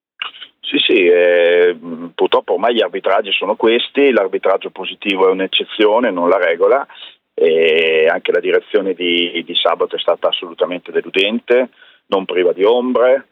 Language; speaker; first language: Italian; native; Italian